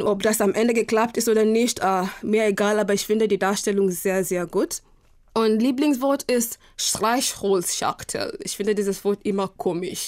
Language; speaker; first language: German; non-native, fluent; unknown